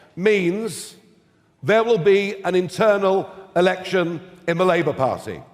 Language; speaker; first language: English; native; English